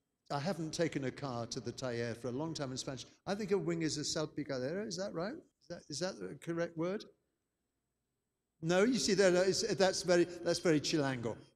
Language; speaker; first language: English; native; English